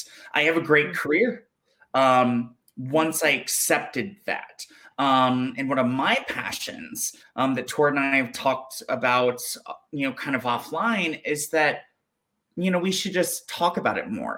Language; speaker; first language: English; native; English